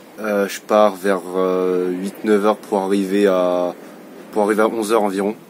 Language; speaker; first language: French; native; French